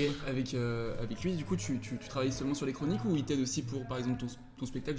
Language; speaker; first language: French; native; French